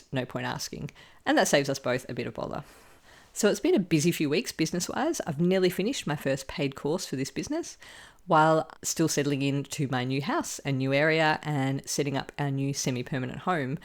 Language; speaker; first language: English; native; English